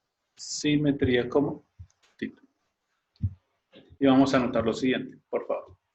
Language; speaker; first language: Spanish; native; Spanish